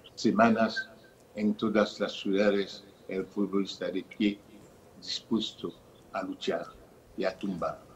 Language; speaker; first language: Spanish; non-native, fluent; Haitian Creole